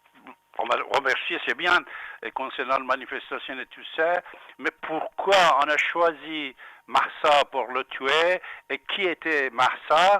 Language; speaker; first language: French; non-native, fluent; Persian